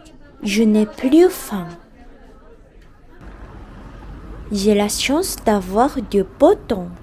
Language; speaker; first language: French; non-native, fluent; Japanese